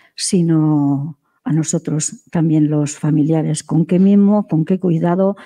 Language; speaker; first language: Spanish; native; Spanish